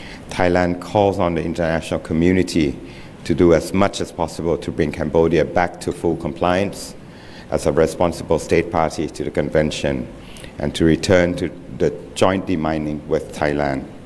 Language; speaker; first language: English; non-native, fluent; Thai